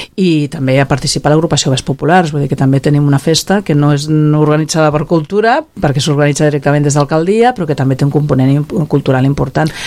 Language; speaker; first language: Catalan; native; Catalan